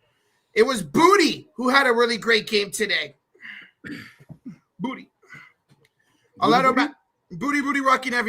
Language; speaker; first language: English; native; English